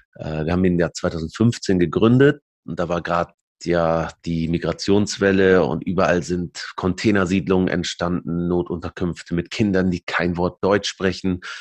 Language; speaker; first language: German; early bilingual, other home language; Arabic